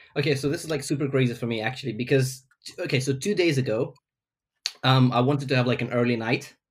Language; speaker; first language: English; non-native, fluent; Ukrainian